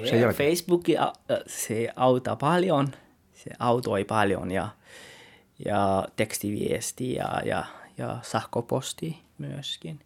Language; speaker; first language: Finnish; non-native, learner; Tswana